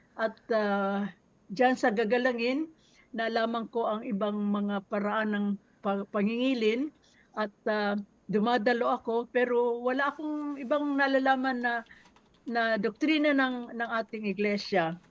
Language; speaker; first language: Filipino; native; Filipino